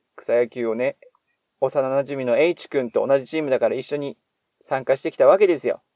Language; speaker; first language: Japanese; native; Japanese